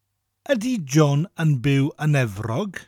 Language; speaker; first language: Welsh; non-native, fluent; English